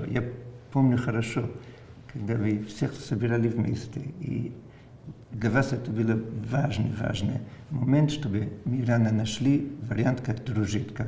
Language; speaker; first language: Russian; non-native, fluent; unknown